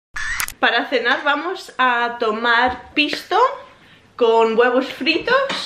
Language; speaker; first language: Spanish; early bilingual, heritage; English